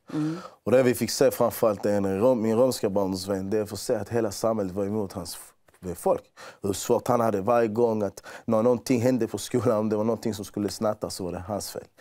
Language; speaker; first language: Swedish; early bilingual, other home language; Persian